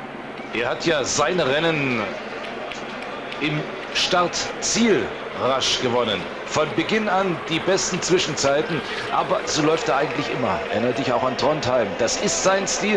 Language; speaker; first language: German; native; German